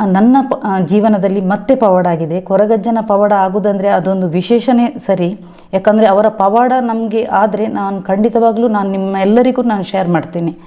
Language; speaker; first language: Kannada; non-native, local second language; Tulu